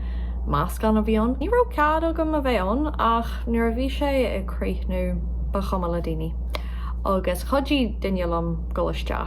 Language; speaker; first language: Irish; non-native, local second language; English